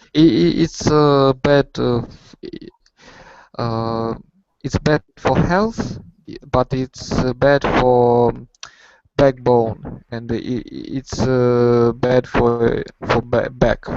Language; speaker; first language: English; non-native, learner; Russian